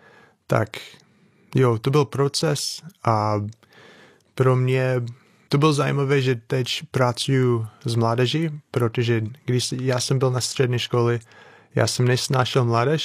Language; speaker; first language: Czech; non-native, fluent; English